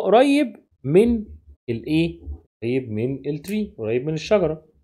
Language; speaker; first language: Arabic; native; Arabic